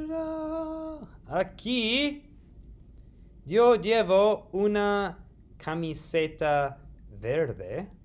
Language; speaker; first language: Spanish; non-native, fluent; English